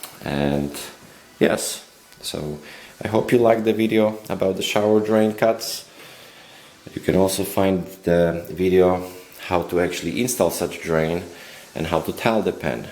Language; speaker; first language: English; non-native, fluent; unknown